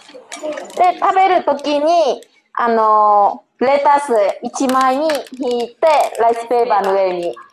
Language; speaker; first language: Japanese; non-native, learner; Vietnamese